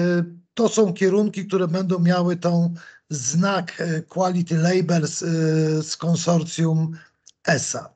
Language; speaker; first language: Polish; native; Polish